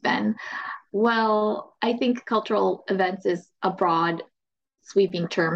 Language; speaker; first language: English; native; English